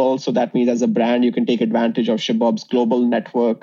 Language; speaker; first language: English; non-native, local second language; Hindi